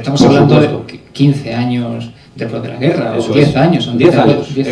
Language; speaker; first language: Spanish; native; Spanish